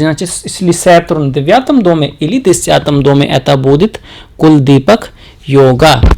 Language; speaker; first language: Russian; non-native, learner; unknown